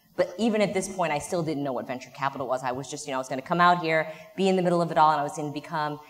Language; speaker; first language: English; native; English